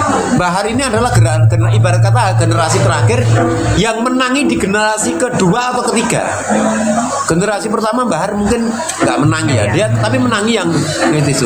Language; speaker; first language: Indonesian; non-native, local second language; Javanese